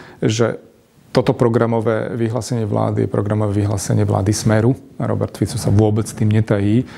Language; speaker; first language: Slovak; native; Slovak